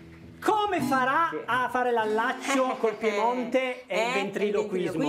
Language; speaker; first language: Italian; native; Italian